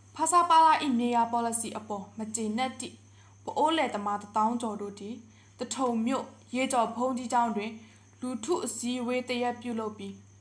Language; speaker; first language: Burmese; non-native, local second language; Pa'o Karen